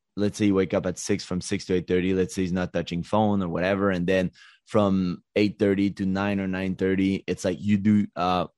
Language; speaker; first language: English; native; English